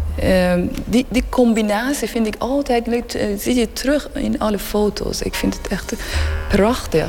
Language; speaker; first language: Dutch; non-native, learner; Persian